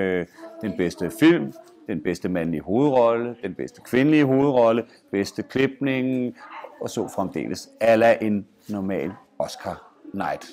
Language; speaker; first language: Danish; native; Danish